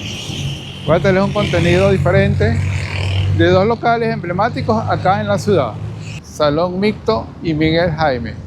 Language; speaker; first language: Spanish; native; Spanish